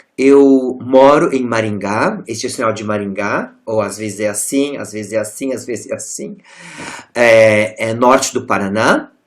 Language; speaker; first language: Portuguese; non-native, local second language; German